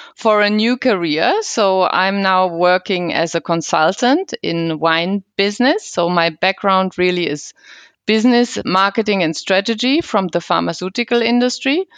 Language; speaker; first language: English; non-native, fluent; German